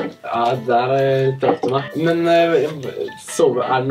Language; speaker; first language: Norwegian; native; Norwegian